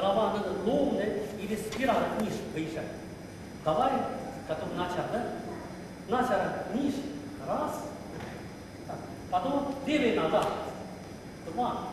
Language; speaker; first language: Russian; non-native, learner; Chinese